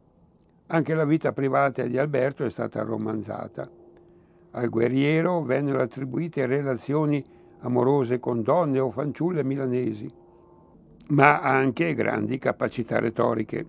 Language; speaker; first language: Italian; native; Italian